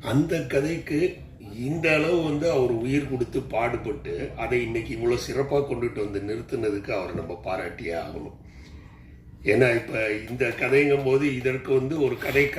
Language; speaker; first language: Tamil; native; Tamil